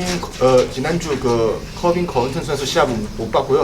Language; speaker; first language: Korean; non-native, learner; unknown